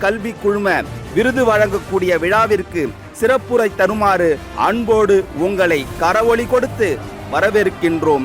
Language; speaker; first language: Tamil; native; Tamil